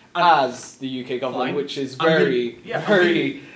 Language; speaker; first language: English; early bilingual, other home language; Urdu